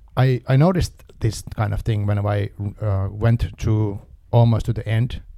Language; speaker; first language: English; non-native, fluent; Finnish